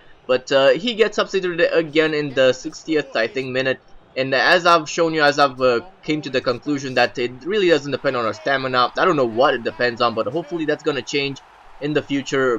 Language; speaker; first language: English; native; English